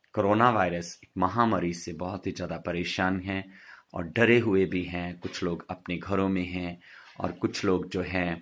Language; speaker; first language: Hindi; non-native, local second language; Punjabi